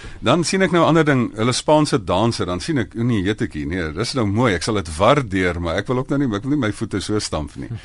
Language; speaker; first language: Afrikaans; native; Afrikaans